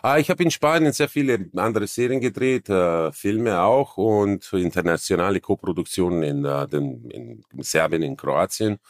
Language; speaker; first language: German; non-native, fluent; Croatian